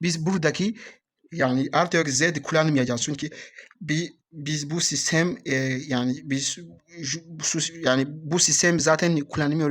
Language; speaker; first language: Turkish; non-native, learner; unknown